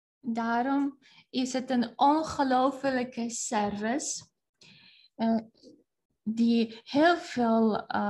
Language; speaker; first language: Dutch; non-native, fluent; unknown